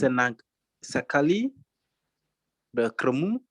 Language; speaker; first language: Indonesian; non-native, learner; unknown